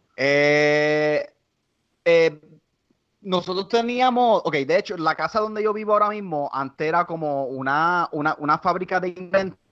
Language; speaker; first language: Spanish; non-native, local second language; English